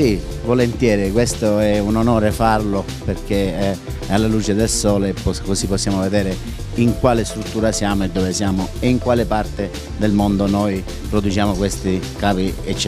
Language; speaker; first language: Italian; native; Italian